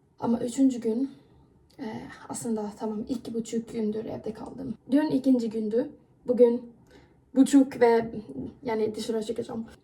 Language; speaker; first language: Turkish; non-native, fluent; Persian